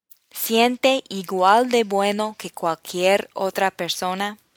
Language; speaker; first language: Spanish; non-native, fluent; English